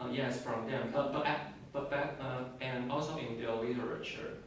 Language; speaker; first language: English; non-native, learner; Chinese